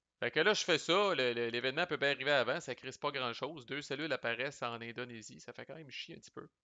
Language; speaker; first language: French; native; French